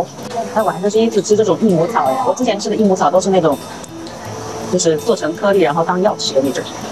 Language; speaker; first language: Chinese; native; Chinese